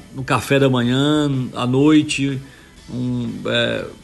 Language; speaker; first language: Portuguese; native; Portuguese